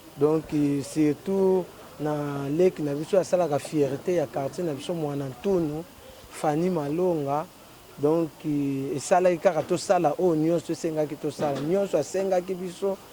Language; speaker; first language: Lingala; non-native, local second language; Kongo